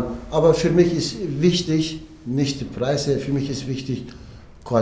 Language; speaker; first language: German; non-native, learner; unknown